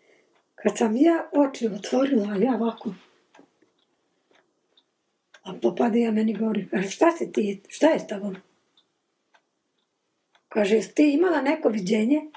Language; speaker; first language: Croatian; non-native, local second language; Slovak